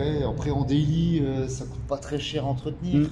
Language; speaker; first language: French; native; French